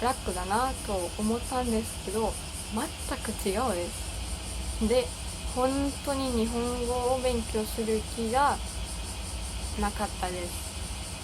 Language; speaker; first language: Japanese; non-native, learner; German